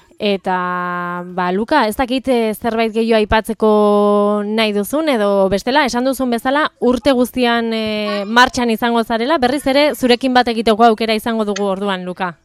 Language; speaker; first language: Basque; native; Basque